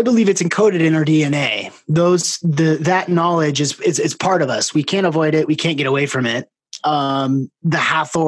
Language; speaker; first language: English; native; English